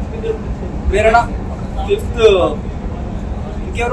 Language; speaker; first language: Telugu; non-native, local second language; Kannada